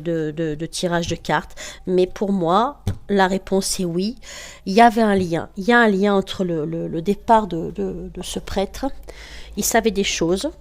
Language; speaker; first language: French; native; French